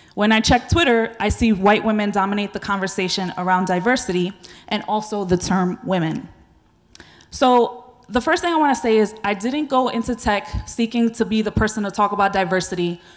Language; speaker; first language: English; native; English